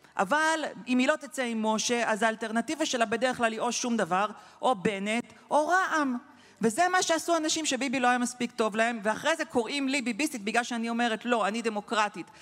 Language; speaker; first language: Hebrew; native; Hebrew